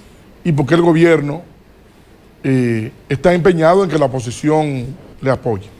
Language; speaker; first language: Spanish; native; Spanish